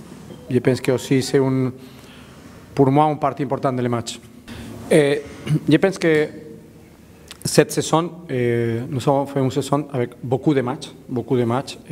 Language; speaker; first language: French; non-native, learner; Spanish